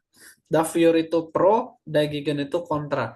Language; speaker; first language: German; non-native, learner; Indonesian